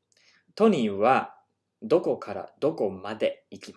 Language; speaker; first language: Japanese; non-native, fluent; English